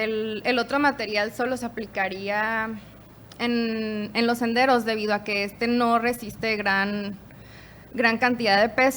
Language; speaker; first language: Spanish; native; Spanish